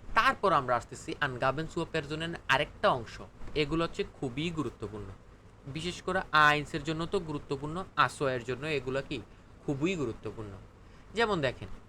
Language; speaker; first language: Bangla; native; Bangla